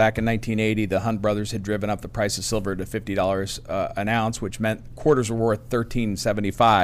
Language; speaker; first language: English; native; English